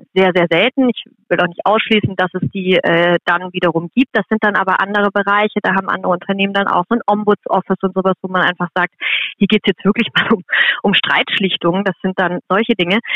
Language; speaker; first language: German; native; German